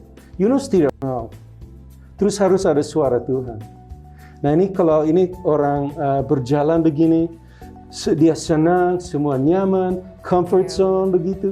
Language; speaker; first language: Indonesian; non-native, local second language; English